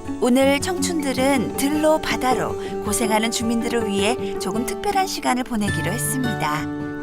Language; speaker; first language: Korean; native; Korean